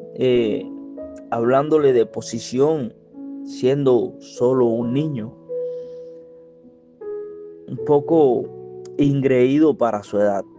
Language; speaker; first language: Spanish; native; Spanish